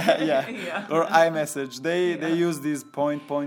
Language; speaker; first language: English; non-native, learner; Italian